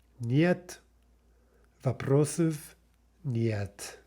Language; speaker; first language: Russian; non-native, fluent; English